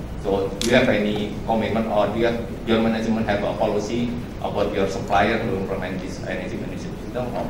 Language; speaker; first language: English; non-native, fluent; Indonesian